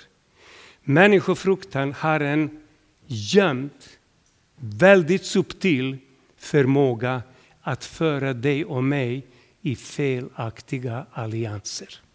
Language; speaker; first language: Swedish; non-native, fluent; Serbian